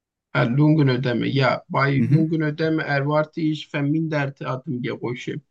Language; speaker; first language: German; non-native, learner; Turkish